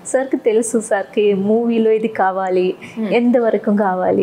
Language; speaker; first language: Telugu; non-native, learner; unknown